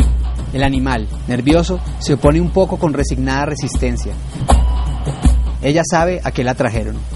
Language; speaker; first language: Spanish; native; Spanish